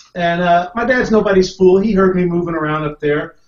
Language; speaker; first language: English; native; English